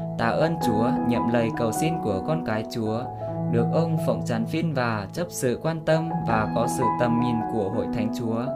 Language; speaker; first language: Vietnamese; non-native, local second language; Iu Mien